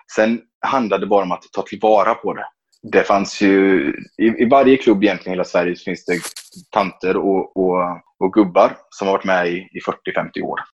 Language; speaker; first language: Swedish; native; Swedish